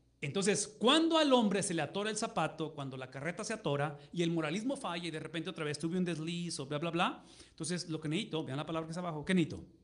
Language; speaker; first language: Spanish; native; Spanish